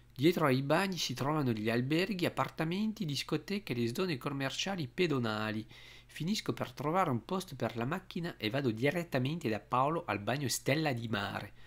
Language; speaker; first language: Italian; non-native, fluent; French